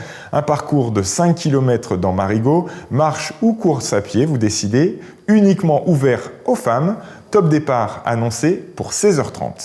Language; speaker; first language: French; native; French